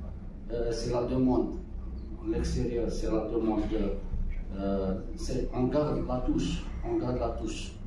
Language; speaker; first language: French; non-native, local second language; Arabic